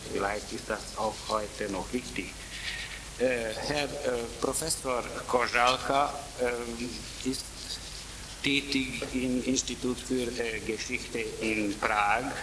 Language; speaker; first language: German; non-native, fluent; Italian